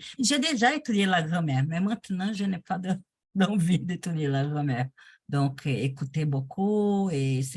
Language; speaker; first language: French; non-native, learner; Portuguese